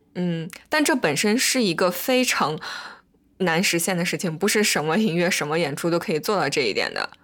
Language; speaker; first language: Chinese; native; Chinese